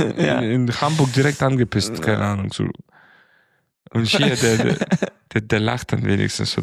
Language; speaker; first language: German; non-native, fluent; Romanian